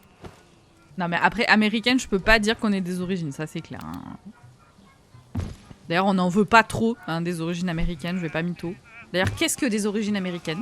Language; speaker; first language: French; native; French